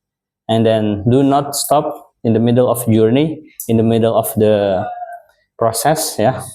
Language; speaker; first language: English; non-native, fluent; Indonesian